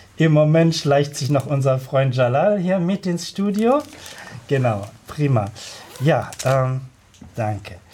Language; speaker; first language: German; native; German